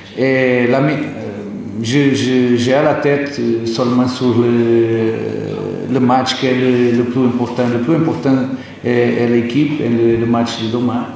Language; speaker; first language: French; non-native, learner; Portuguese